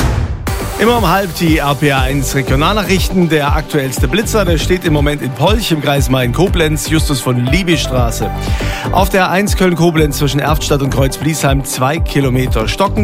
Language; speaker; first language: German; native; German